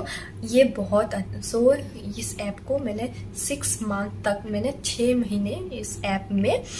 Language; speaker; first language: Hindi; non-native, local second language; Assamese